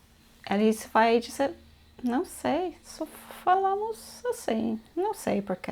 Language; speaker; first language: Portuguese; non-native, learner; Polish